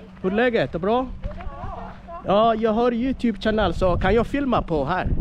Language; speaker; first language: Swedish; non-native, learner; Somali